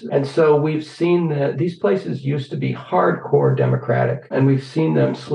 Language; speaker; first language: English; native; English